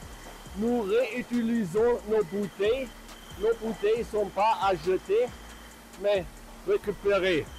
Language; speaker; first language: French; non-native, fluent; German